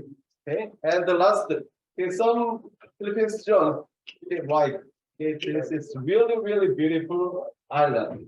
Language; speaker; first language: English; non-native, fluent; Korean